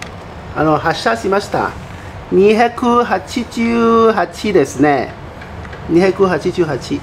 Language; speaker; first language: Japanese; non-native, fluent; Cantonese